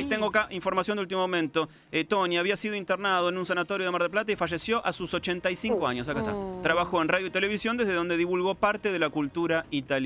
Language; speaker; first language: Spanish; native; Spanish